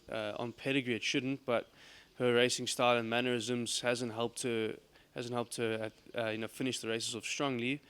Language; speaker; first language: English; native; English